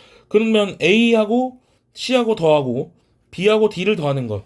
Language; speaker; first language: Korean; native; Korean